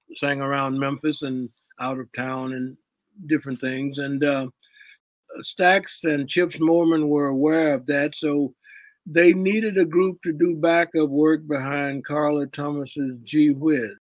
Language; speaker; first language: English; native; English